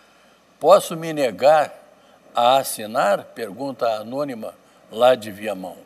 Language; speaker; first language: Portuguese; native; Portuguese